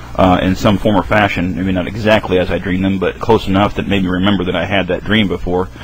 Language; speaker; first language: English; native; English